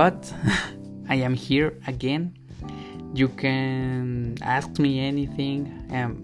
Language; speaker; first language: English; non-native, learner; Spanish